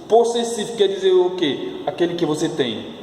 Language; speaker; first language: Portuguese; non-native, fluent; French